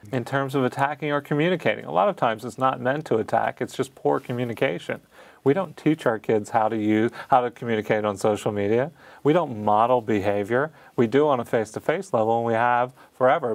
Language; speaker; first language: English; native; English